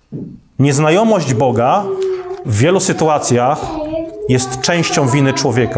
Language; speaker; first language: Polish; native; Polish